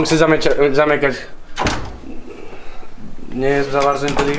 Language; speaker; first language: Polish; non-native, learner; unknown